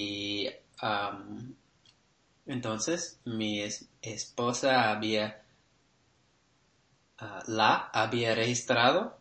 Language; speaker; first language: Spanish; non-native, learner; English